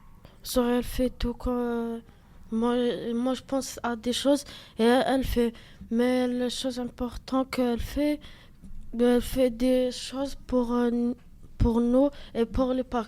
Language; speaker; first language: French; non-native, learner; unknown